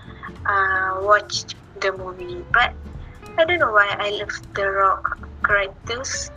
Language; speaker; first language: English; non-native, learner; Malay